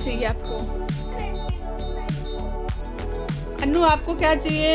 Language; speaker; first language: Hindi; native; Hindi